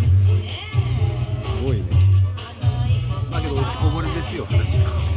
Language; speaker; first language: Japanese; native; Japanese